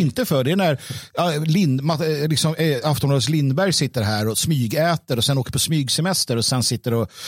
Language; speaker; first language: Swedish; native; Swedish